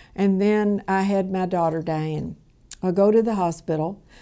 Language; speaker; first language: English; native; English